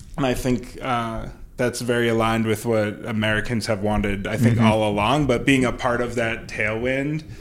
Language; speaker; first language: English; native; English